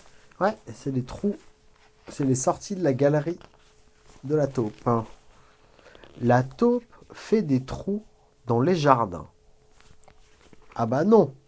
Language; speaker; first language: French; native; French